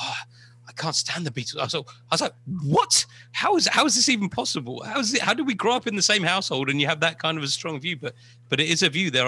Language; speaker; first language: English; native; English